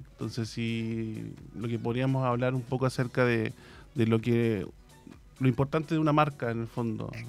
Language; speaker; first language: Spanish; native; Spanish